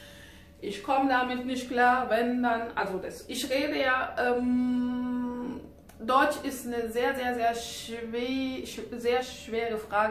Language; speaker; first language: German; non-native, fluent; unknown